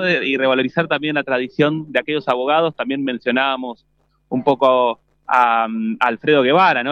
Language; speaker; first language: Spanish; native; Spanish